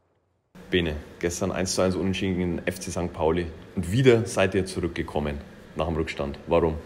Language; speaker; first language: German; native; German